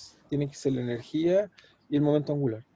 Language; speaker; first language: Spanish; native; Spanish